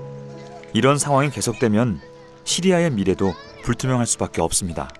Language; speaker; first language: Korean; native; Korean